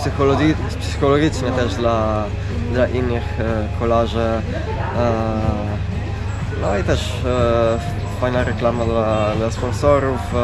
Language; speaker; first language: Polish; non-native, fluent; Italian